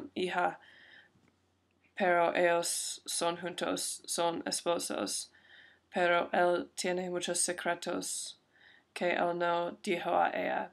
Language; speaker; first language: Spanish; non-native, learner; English